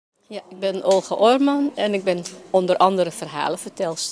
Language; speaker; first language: Dutch; non-native, local second language; Papiamento